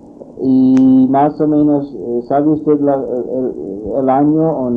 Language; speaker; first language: Spanish; non-native, fluent; English